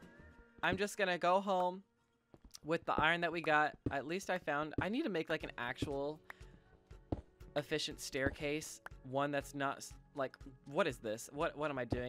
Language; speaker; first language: English; native; English